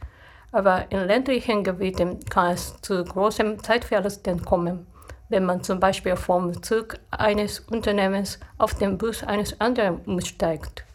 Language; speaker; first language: German; non-native, fluent; Japanese